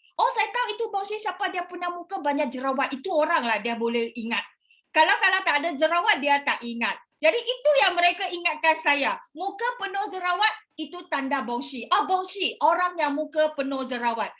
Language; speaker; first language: Malay; non-native, local second language; Chinese